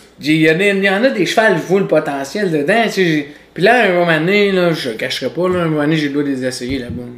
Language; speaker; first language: French; native; French